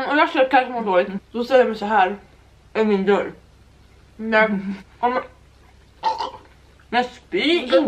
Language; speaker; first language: Swedish; native; Swedish